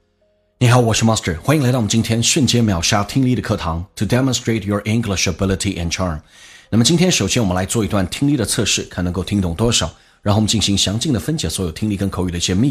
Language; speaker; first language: Chinese; native; Chinese